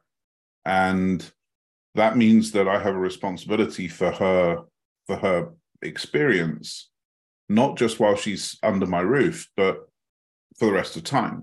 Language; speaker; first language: English; native; English